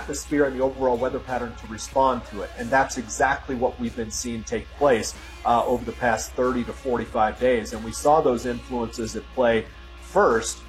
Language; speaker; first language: English; native; English